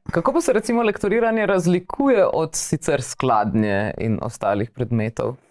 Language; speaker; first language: Slovenian; native; Slovenian